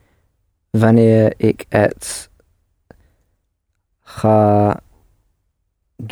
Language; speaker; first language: Dutch; non-native, learner; English